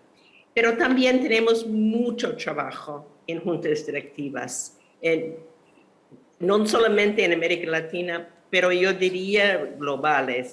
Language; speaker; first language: Spanish; non-native, fluent; English